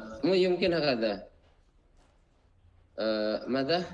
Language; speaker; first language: Arabic; non-native, fluent; Indonesian